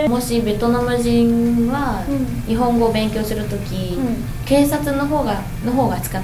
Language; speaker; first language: Japanese; non-native, learner; Vietnamese